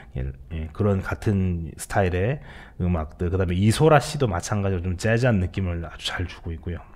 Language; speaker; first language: Korean; native; Korean